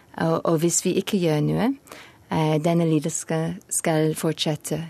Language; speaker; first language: Norwegian; non-native, learner; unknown